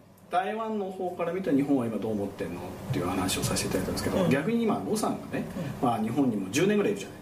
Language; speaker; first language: Japanese; native; Japanese